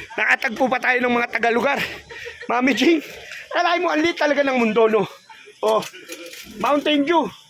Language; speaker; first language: Filipino; native; Filipino